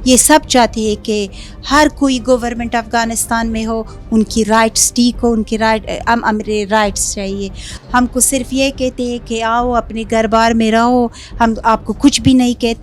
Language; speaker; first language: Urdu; non-native, fluent; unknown